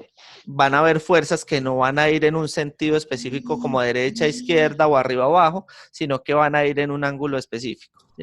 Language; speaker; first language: Spanish; native; Spanish